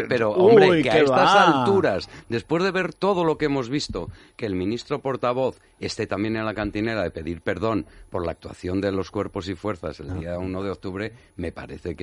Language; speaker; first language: Spanish; native; Spanish